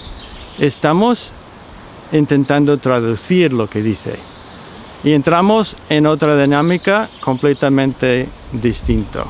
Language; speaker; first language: Spanish; non-native, fluent; English